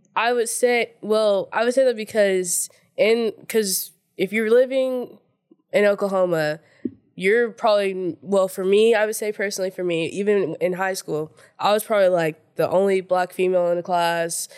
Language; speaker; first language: English; early bilingual, other home language; Haitian Creole